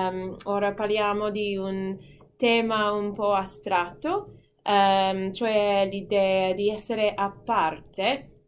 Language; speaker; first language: Italian; non-native, fluent; English